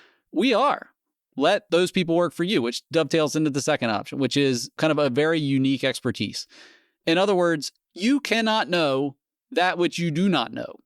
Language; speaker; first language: English; native; English